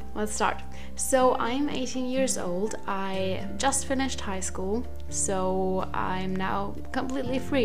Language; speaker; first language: English; non-native, fluent; German